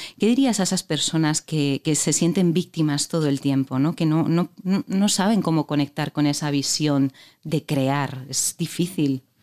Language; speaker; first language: Spanish; native; Spanish